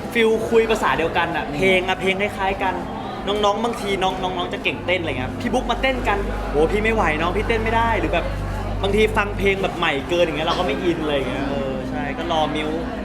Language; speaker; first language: Thai; native; Thai